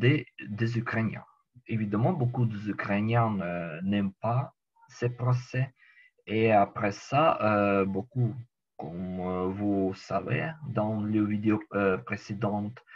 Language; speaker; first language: French; non-native, learner; Ukrainian